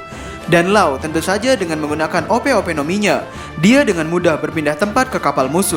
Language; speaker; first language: Indonesian; native; Indonesian